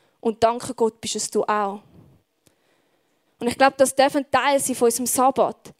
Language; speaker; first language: German; native; German